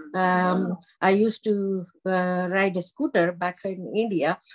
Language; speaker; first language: English; non-native, local second language; Tamil